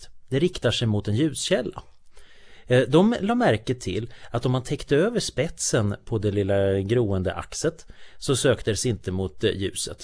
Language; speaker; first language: Swedish; native; Swedish